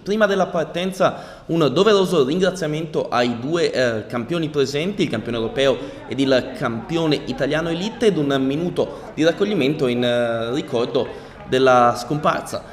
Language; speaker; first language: Italian; native; Italian